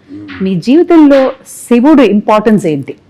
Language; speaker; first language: Telugu; native; Telugu